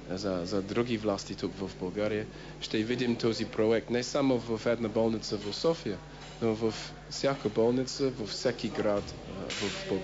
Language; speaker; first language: Bulgarian; non-native, fluent; English